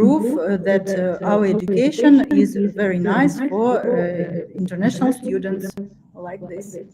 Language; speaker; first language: English; non-native, fluent; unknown